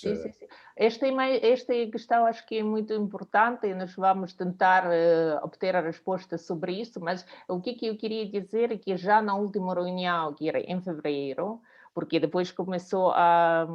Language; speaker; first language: Portuguese; non-native, fluent; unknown